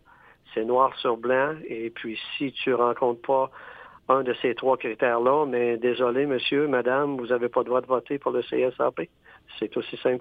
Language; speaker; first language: French; native; French